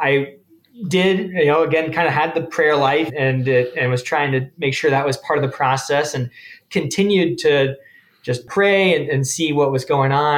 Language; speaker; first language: English; native; English